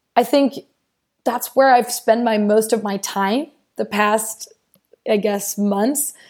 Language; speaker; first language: English; non-native, fluent; Danish